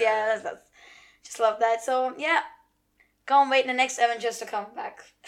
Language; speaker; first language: English; non-native, local second language; Malayalam